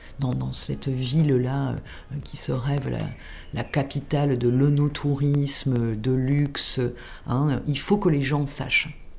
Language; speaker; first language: French; native; French